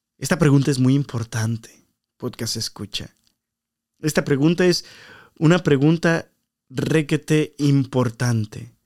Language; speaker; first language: Spanish; early bilingual, heritage; Spanish